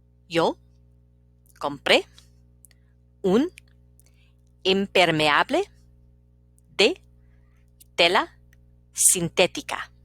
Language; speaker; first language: Spanish; non-native, fluent; English